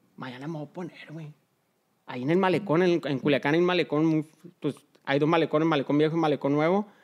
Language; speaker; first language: Spanish; early bilingual, heritage; Spanish